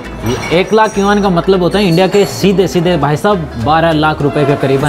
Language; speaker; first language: Hindi; native; Hindi